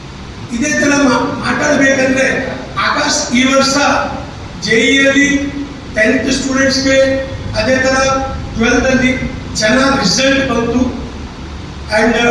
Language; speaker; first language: Kannada; non-native, learner; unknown